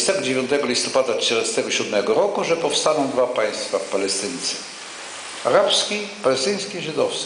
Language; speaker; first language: Polish; non-native, local second language; Yiddish